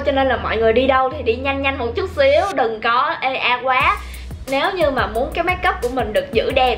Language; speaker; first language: Vietnamese; native; Vietnamese